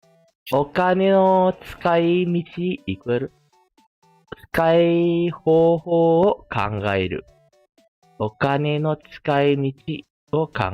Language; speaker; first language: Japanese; non-native, fluent; Malay